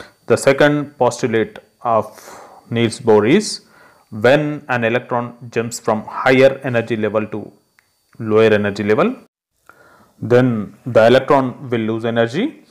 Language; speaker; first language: English; non-native, local second language; Telugu